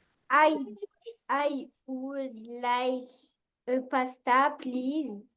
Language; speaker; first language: English; non-native, learner; French